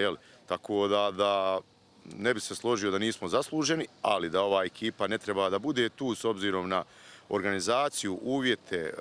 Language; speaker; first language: Bosnian; native; Bosnian